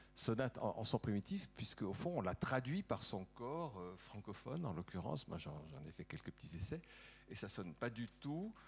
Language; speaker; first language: French; native; French